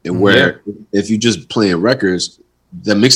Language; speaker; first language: English; native; English